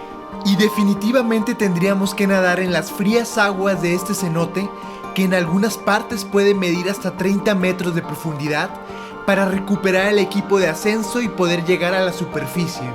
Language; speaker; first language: Spanish; native; Spanish